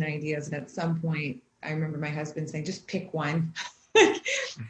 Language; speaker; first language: English; native; English